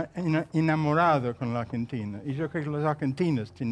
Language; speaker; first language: Spanish; non-native, fluent; English